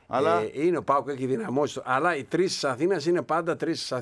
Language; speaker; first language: Greek; native; Greek